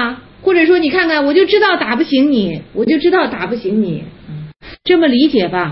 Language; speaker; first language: Chinese; native; Chinese